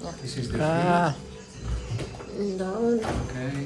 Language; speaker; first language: English; non-native, learner; Italian